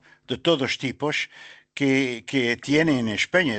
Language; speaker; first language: Spanish; non-native, learner; Portuguese